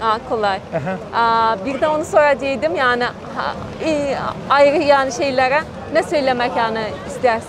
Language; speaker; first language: Turkish; non-native, learner; Persian